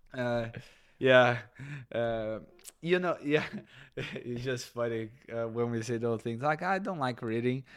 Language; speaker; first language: English; non-native, fluent; Portuguese